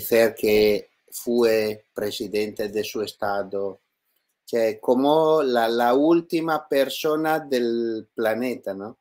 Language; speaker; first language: Spanish; non-native, learner; Italian